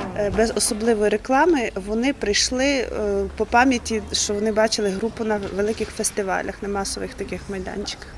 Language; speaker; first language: Ukrainian; native; Ukrainian